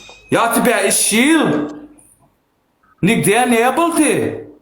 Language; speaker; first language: Russian; non-native, learner; Turkmen